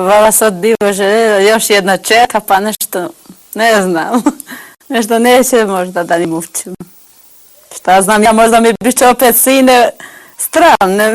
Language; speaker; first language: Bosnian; non-native, learner; Albanian